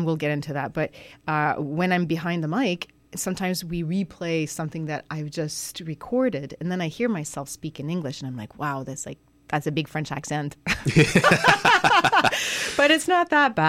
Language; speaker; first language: English; non-native, fluent; French